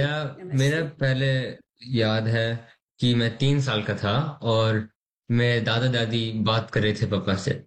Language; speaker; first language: Hindi; early bilingual, heritage; English